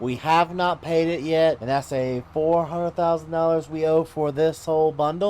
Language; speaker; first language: English; native; English